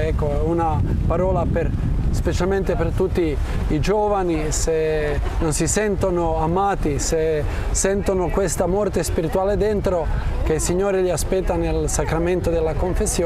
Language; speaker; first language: Italian; non-native, fluent; Croatian